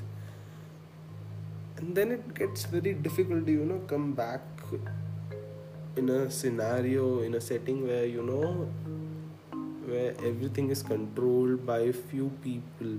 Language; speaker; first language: English; non-native, local second language; Hindi